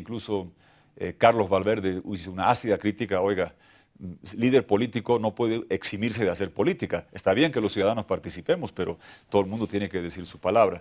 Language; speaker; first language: Spanish; native; Spanish